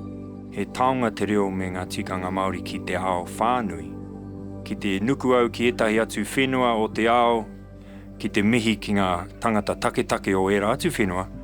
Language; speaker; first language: Māori; non-native, local second language; English